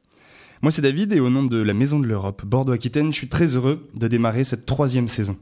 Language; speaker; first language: French; native; French